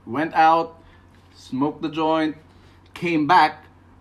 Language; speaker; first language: English; non-native, local second language; Filipino